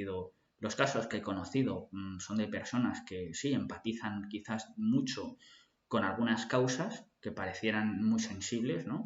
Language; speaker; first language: Spanish; native; Spanish